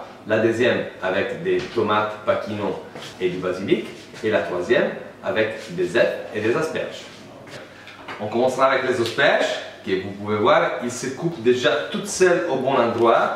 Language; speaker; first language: French; non-native, fluent; Italian